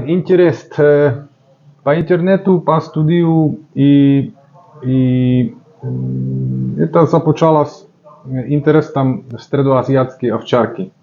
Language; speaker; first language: Russian; non-native, learner; Slovak